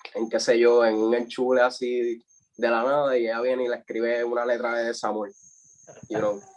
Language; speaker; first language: Spanish; native; Spanish